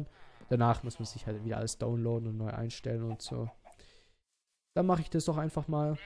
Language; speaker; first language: German; native; German